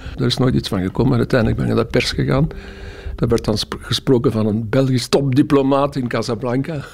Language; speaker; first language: Dutch; native; Dutch